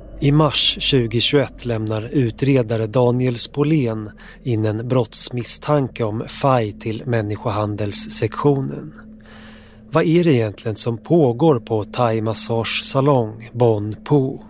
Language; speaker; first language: Swedish; native; Swedish